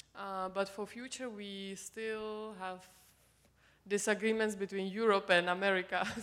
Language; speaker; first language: English; non-native, fluent; Czech